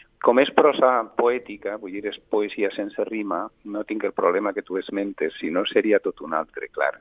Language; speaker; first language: Catalan; non-native, local second language; Spanish